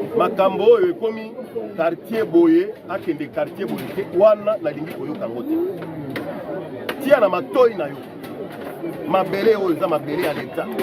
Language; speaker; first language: Lingala; native; Lingala